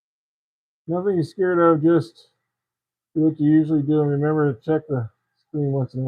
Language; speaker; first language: English; native; English